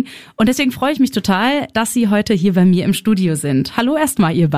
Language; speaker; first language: German; native; German